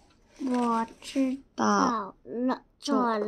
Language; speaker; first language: Chinese; non-native, learner; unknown